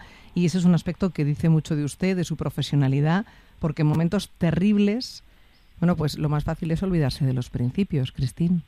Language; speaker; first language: Spanish; native; Spanish